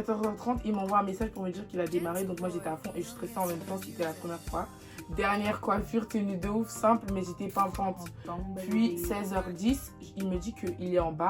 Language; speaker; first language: French; native; French